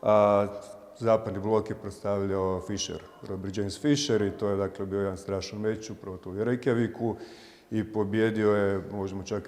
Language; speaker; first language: Croatian; native; Croatian